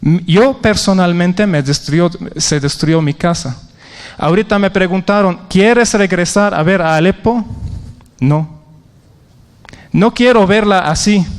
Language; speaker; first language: Spanish; non-native, fluent; Arabic